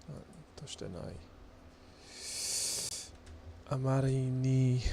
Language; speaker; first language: Japanese; non-native, learner; English